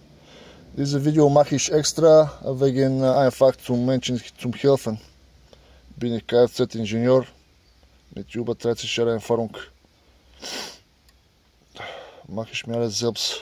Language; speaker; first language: German; non-native, learner; Bulgarian